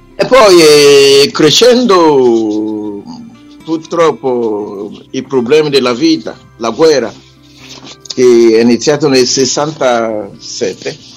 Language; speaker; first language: Italian; non-native, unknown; Igbo